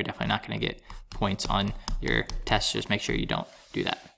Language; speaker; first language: English; native; English